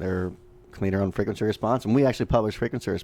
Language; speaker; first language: English; native; English